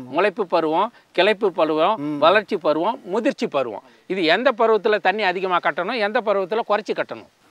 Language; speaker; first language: Tamil; native; Tamil